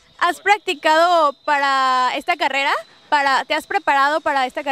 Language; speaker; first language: Spanish; native; Spanish